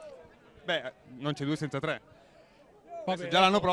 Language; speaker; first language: Italian; native; Italian